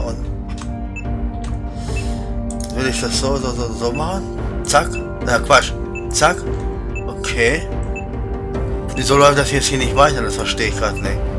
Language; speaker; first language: German; native; German